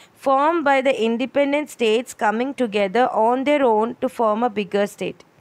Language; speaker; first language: English; non-native, local second language; Malayalam